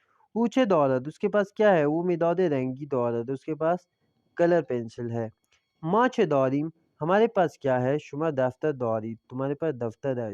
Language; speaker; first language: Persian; non-native, fluent; Urdu